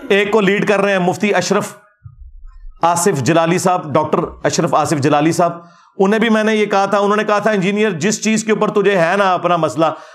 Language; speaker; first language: Urdu; non-native, local second language; Punjabi